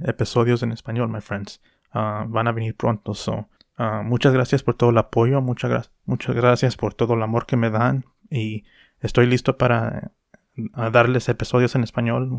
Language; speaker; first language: Spanish; early bilingual, heritage; Spanish